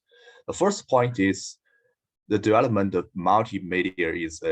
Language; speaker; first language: English; non-native, learner; Chinese